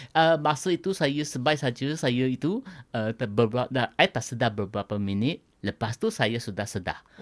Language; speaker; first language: Malay; non-native, local second language; Chinese